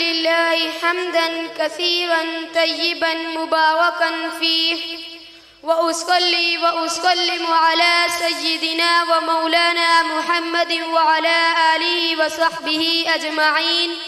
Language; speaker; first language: Arabic; non-native, learner; Urdu